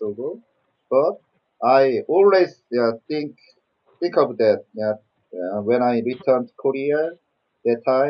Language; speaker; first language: English; non-native, learner; Korean